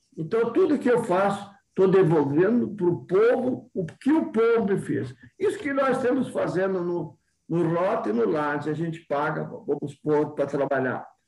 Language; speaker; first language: Portuguese; native; Portuguese